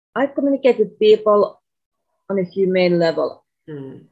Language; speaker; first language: English; non-native, fluent; Finnish